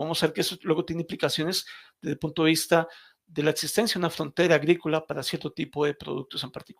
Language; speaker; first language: Spanish; native; Spanish